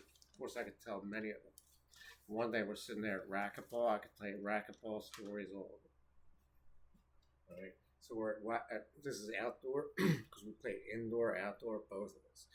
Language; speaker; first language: English; native; English